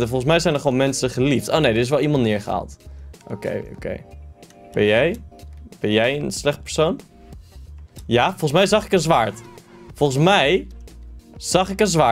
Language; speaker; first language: Dutch; native; Dutch